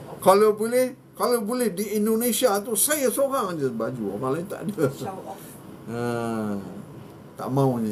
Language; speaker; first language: Malay; native; Malay